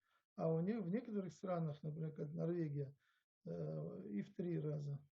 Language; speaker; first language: Russian; native; Russian